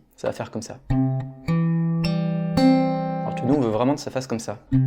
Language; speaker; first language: French; native; French